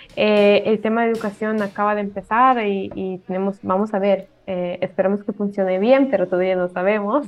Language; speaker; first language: Spanish; non-native, fluent; Italian